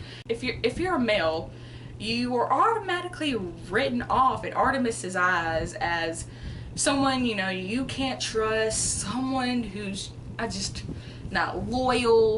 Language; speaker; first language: English; native; English